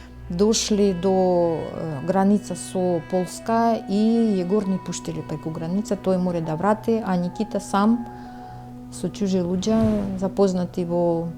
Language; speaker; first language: Macedonian; non-native, learner; Russian